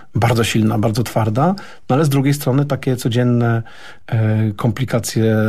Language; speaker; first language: Polish; native; Polish